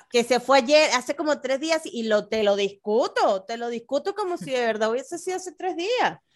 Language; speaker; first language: Spanish; native; Spanish